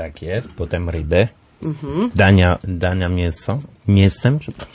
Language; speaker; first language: Polish; non-native, learner; French